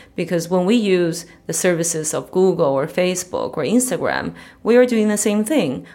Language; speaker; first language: English; early bilingual, other home language; Chinese